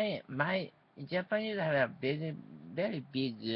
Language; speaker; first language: English; non-native, learner; Japanese